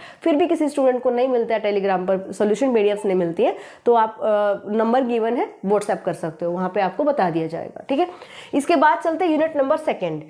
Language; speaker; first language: Hindi; native; Hindi